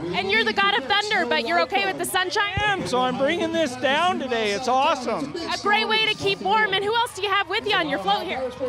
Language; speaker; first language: English; native; English